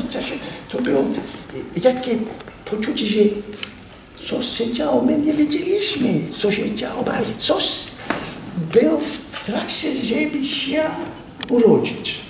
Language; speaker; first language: Polish; non-native, learner; Italian